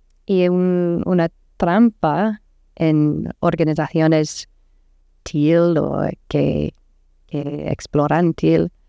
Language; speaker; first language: Spanish; non-native, learner; English